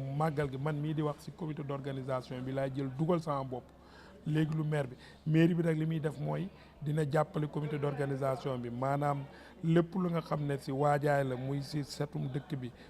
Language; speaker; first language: Wolof; native; Wolof